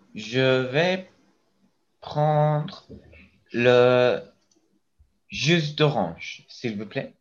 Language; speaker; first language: French; non-native, learner; Spanish